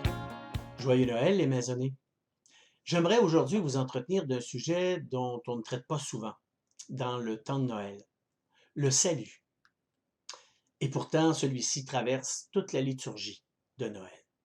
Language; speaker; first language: French; native; French